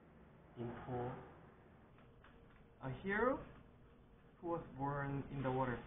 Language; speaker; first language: English; non-native, fluent; Korean